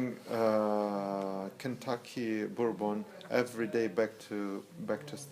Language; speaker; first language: English; non-native, learner; Russian